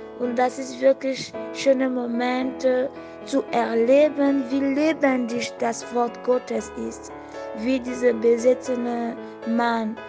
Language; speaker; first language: German; non-native, fluent; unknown